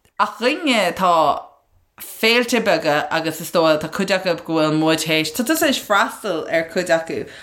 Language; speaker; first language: Irish; non-native, local second language; English